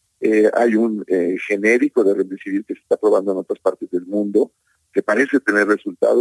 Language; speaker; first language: Spanish; native; Spanish